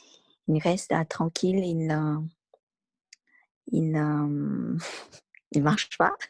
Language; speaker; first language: French; non-native, learner; Vietnamese